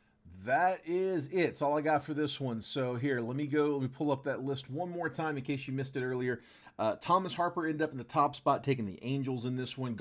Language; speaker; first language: English; native; English